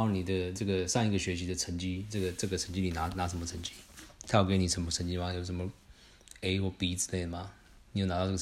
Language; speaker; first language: Chinese; native; Chinese